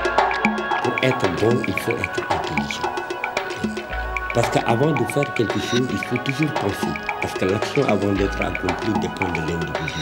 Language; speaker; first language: French; non-native, local second language; Wolof